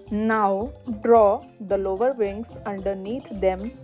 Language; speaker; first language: English; non-native, local second language; Hindi